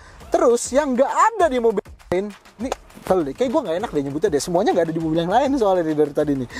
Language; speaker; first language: Indonesian; native; Indonesian